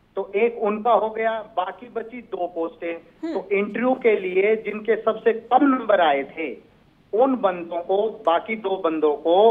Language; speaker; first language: Hindi; native; Hindi